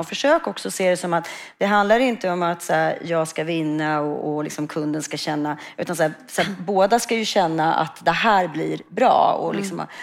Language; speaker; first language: Swedish; native; Swedish